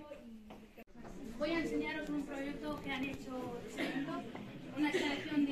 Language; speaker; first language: Spanish; non-native, learner; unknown